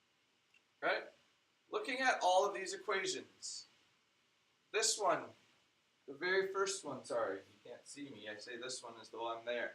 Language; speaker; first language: English; native; English